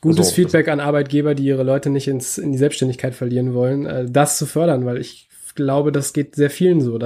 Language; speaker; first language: German; native; German